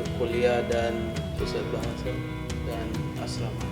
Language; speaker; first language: Indonesian; non-native, learner; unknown